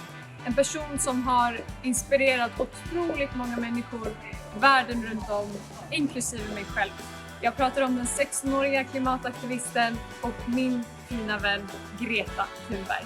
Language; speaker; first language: Swedish; native; Swedish